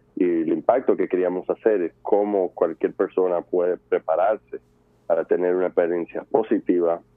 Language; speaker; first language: Spanish; early bilingual, heritage; Spanish